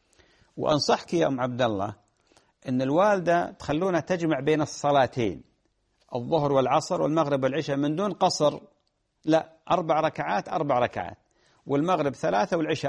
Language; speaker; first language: Arabic; native; Arabic